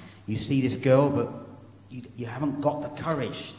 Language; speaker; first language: English; native; English